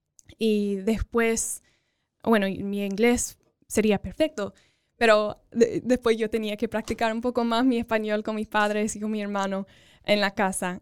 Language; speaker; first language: Spanish; early bilingual, other home language; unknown